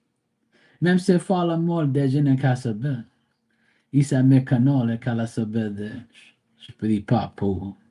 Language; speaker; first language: Portuguese; early bilingual, heritage; Portuguese